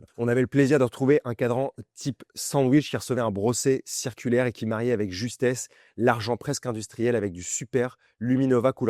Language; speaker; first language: French; native; French